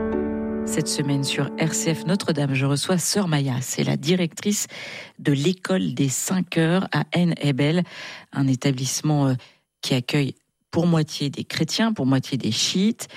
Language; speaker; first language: French; native; French